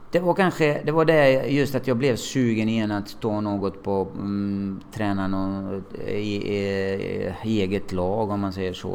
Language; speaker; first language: Swedish; non-native, fluent; Bosnian